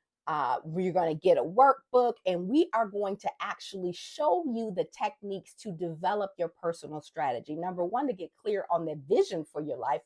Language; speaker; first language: English; native; English